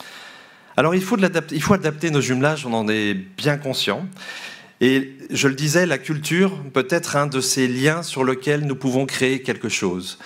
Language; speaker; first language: French; native; French